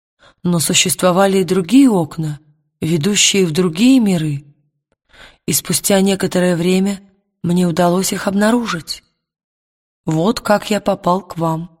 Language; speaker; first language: Russian; native; Russian